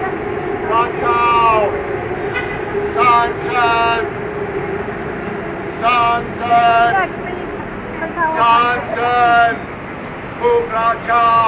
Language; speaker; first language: Thai; non-native, learner; English